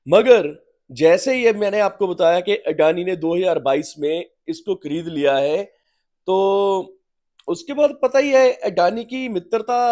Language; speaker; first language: Hindi; native; Hindi